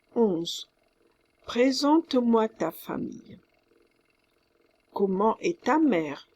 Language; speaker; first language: French; non-native, fluent; English